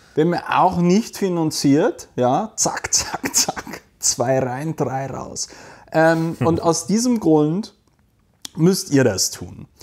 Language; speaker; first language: German; native; German